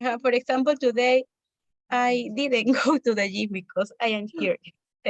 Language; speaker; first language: English; non-native, learner; Spanish